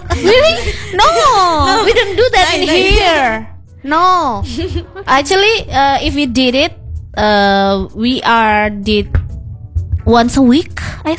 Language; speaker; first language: English; non-native, learner; Indonesian